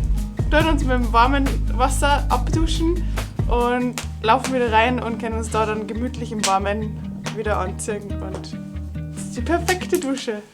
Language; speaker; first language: German; native; German